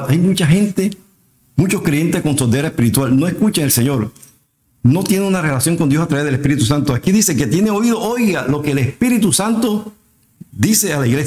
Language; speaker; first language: Spanish; native; Spanish